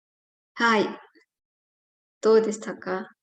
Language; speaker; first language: Japanese; non-native, fluent; Indonesian